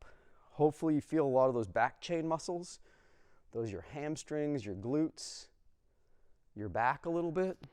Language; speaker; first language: English; native; English